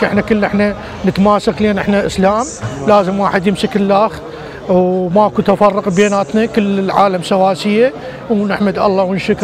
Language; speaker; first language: Arabic; native; Arabic